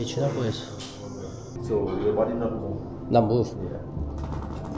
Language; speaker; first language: English; non-native, learner; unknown